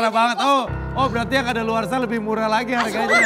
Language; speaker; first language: Indonesian; native; Indonesian